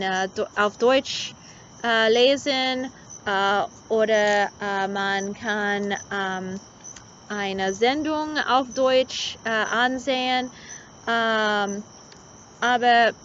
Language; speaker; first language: German; non-native, learner; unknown